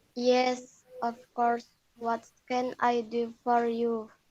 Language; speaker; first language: English; non-native, learner; Indonesian